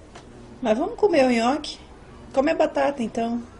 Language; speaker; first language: Portuguese; native; Portuguese